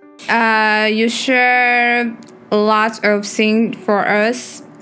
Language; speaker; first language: English; non-native, learner; Chinese